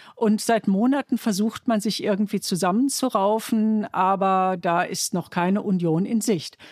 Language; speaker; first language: German; native; German